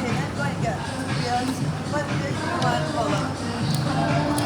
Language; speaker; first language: English; non-native, local second language; Filipino